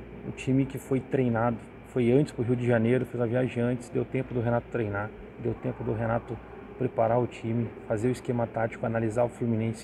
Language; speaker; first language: Portuguese; native; Portuguese